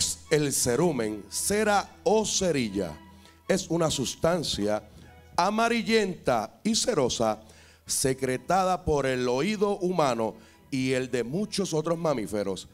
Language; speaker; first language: Spanish; native; Spanish